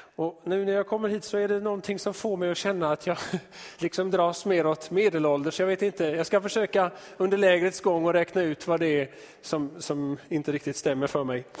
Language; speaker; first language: Swedish; native; Swedish